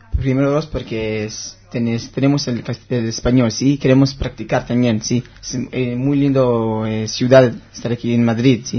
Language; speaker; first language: Spanish; non-native, learner; Hebrew